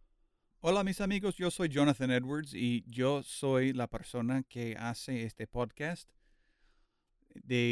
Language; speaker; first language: Spanish; non-native, learner; English